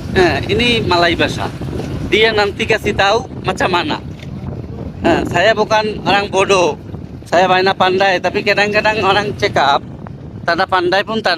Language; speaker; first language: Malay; non-native, learner; Bangla